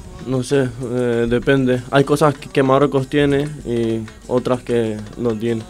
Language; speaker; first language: Spanish; early bilingual, other home language; Arabic